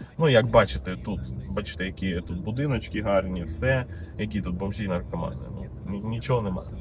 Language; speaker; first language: Ukrainian; native; Ukrainian